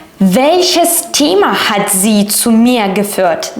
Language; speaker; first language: German; non-native, fluent; Ukrainian